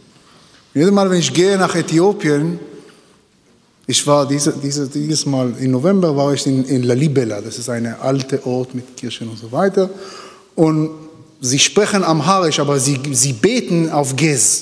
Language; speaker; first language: German; non-native, learner; Hebrew